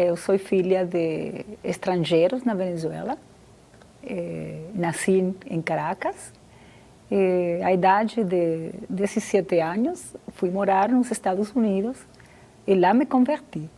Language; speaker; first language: Portuguese; non-native, fluent; Spanish